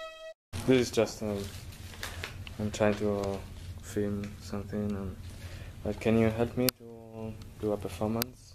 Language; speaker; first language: English; non-native, learner; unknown